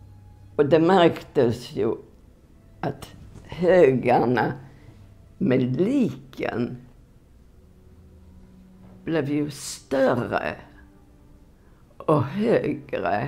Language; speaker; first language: Swedish; non-native, fluent; Polish